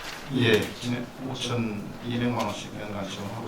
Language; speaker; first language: Korean; native; Korean